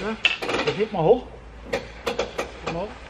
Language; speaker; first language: German; native; German